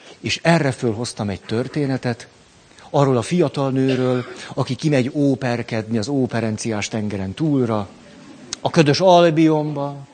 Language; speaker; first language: Hungarian; native; Hungarian